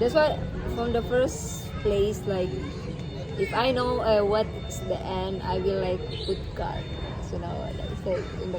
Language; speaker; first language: English; non-native, fluent; Indonesian